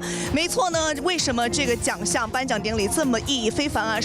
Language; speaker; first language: Chinese; native; Chinese